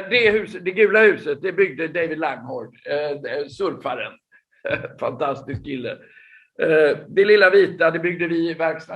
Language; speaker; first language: Swedish; native; Swedish